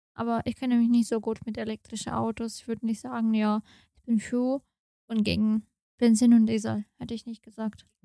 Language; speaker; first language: German; non-native, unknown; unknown